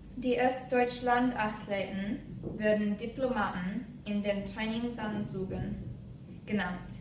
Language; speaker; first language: German; non-native, learner; English